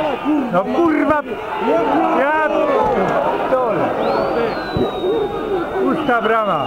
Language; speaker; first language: Polish; native; Polish